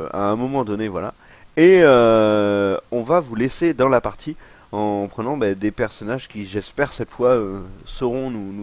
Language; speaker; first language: French; native; French